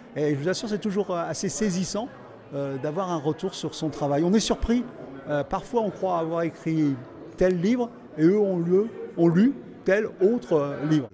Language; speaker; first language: French; native; French